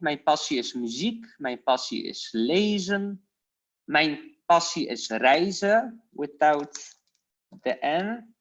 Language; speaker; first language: Dutch; non-native, fluent; Polish